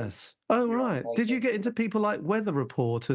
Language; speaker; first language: English; native; English